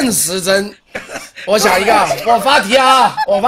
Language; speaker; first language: Chinese; native; Chinese